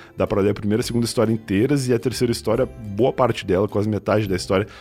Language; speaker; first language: Portuguese; native; Portuguese